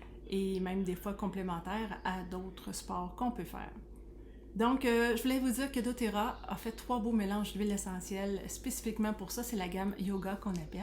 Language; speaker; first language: French; native; French